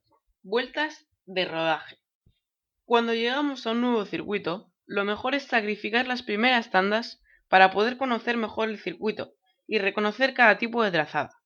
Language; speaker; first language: Spanish; native; Spanish